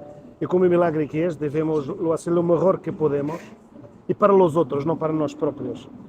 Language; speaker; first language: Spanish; non-native, learner; Portuguese